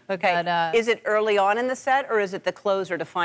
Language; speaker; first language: English; native; English